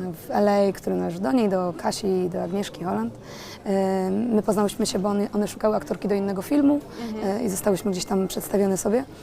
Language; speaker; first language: Polish; native; Polish